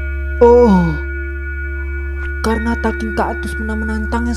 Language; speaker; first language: Indonesian; native; Indonesian